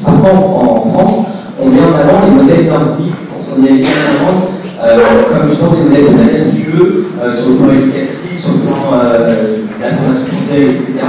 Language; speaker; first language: French; native; French